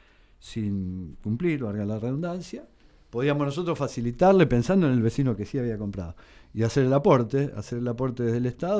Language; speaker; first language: Spanish; native; Spanish